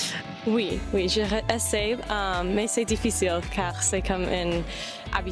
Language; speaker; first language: French; non-native, learner; English